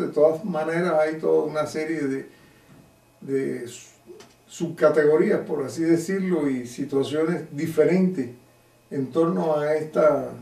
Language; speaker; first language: Spanish; native; Spanish